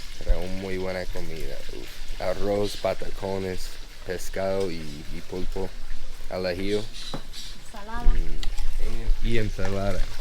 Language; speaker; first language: Spanish; non-native, learner; English